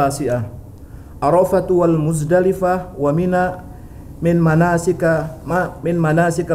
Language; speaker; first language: Arabic; non-native, learner; Indonesian